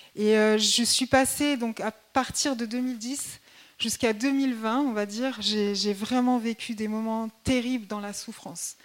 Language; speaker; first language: French; native; French